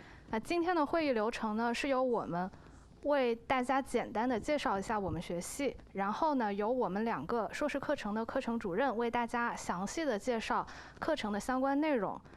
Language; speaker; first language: Chinese; native; Chinese